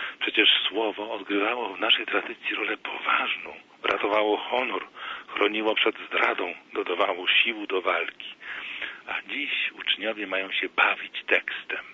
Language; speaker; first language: Polish; native; Polish